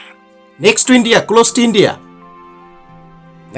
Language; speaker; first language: English; non-native, learner; Bangla